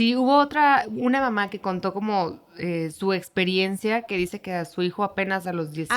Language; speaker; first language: Spanish; native; Spanish